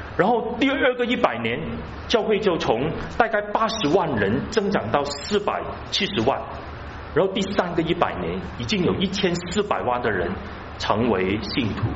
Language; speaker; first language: Chinese; non-native, local second language; Cantonese